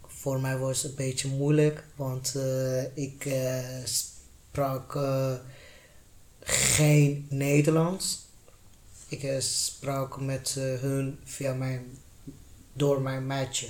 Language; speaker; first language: Dutch; non-native, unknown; Persian